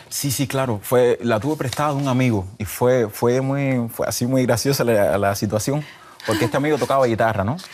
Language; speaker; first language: Spanish; native; Spanish